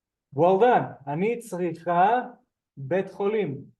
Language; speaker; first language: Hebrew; non-native, fluent; English